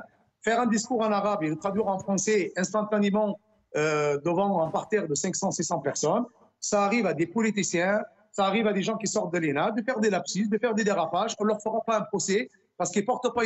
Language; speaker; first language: French; non-native, local second language; Arabic